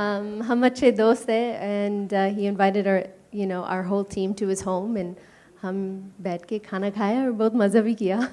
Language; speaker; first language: Hindi; non-native, learner; English